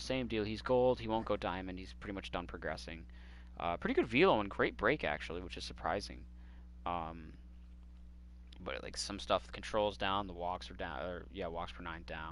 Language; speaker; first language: English; native; English